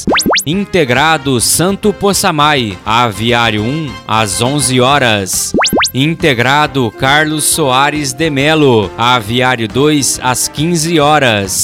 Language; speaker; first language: Portuguese; native; Portuguese